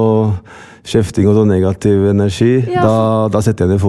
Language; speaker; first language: Norwegian; non-native, fluent; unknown